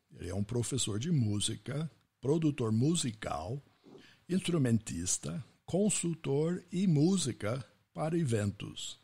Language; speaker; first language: Portuguese; non-native, fluent; English